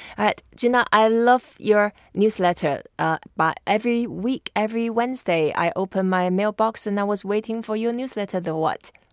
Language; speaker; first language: English; non-native, fluent; Chinese